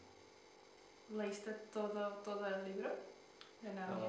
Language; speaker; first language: Spanish; non-native, fluent; Czech